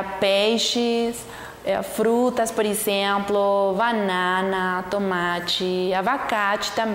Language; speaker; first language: Portuguese; non-native, learner; Spanish